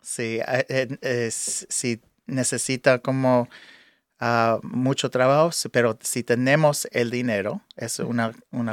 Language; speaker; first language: Spanish; early bilingual, heritage; English